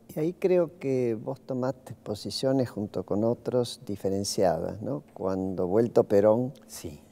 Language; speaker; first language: Spanish; native; Spanish